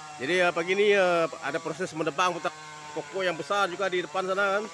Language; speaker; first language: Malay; non-native, local second language; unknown